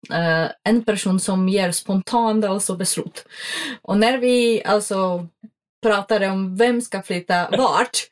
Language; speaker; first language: Swedish; non-native, fluent; Czech